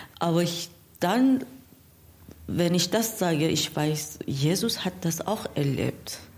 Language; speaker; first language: German; non-native, learner; Persian